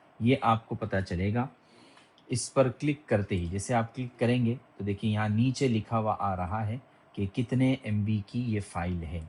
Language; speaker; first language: Urdu; native; Urdu